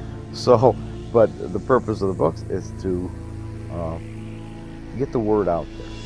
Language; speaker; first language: English; native; English